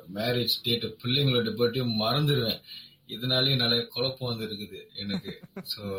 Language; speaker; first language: Tamil; non-native, local second language; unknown